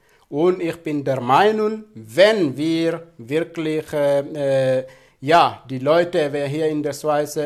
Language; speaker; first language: German; non-native, fluent; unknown